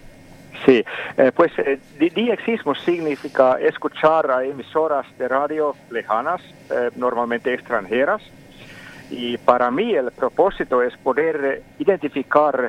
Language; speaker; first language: Spanish; non-native, fluent; Finnish